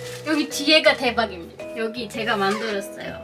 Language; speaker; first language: Korean; non-native, fluent; Turkish